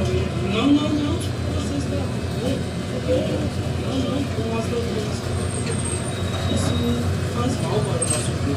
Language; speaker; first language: Portuguese; non-native, learner; Filipino